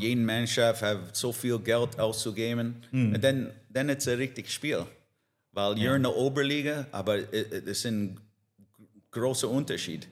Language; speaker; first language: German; non-native, learner; English